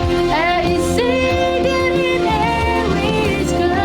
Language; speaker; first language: German; non-native, learner; Indonesian